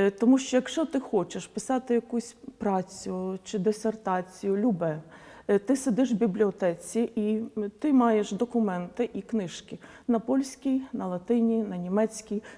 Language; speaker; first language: Ukrainian; non-native, local second language; Polish